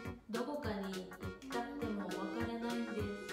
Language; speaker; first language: Japanese; non-native, learner; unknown